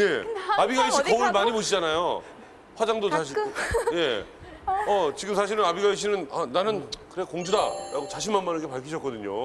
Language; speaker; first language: Korean; native; Korean